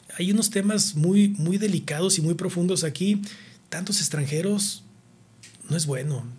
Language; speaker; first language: Spanish; native; Spanish